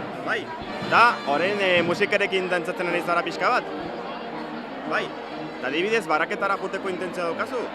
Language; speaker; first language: Basque; native; Basque